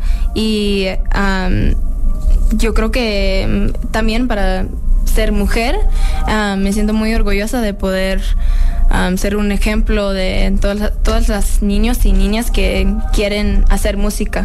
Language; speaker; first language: Spanish; early bilingual, heritage; English